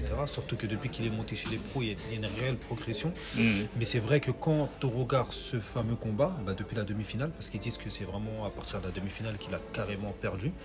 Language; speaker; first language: French; native; French